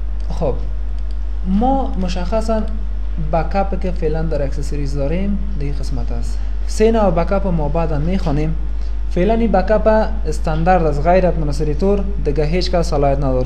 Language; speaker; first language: Persian; native; Persian